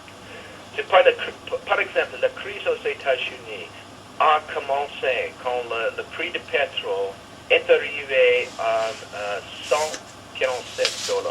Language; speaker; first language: French; non-native, learner; English